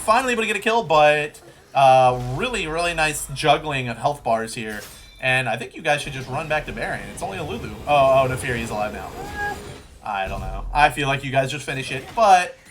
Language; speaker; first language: English; native; English